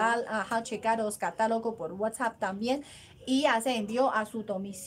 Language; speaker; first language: Spanish; non-native, learner; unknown